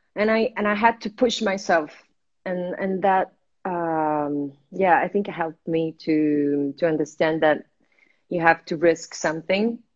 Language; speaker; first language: English; non-native, fluent; Italian